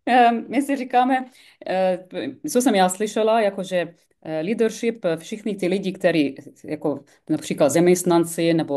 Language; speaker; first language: Czech; non-native, fluent; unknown